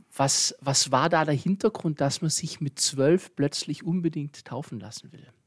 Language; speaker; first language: German; native; German